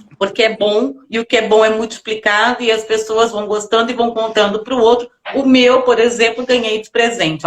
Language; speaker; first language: Portuguese; native; Portuguese